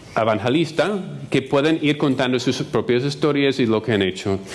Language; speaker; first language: Spanish; non-native, fluent; English